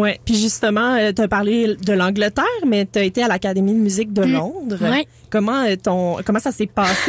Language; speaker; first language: French; native; French